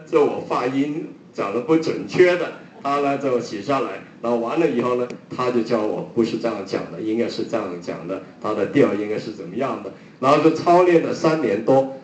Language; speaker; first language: Chinese; non-native, local second language; Cantonese